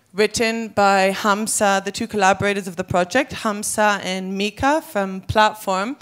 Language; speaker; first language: English; native; English